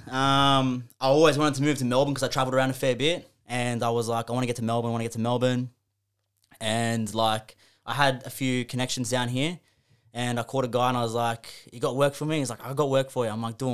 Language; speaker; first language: English; native; English